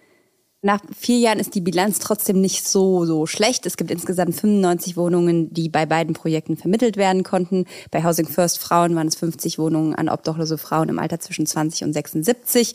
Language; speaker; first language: German; native; German